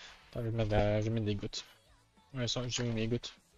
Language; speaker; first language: French; native; French